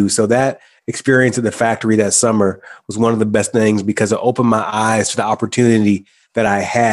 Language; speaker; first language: English; native; English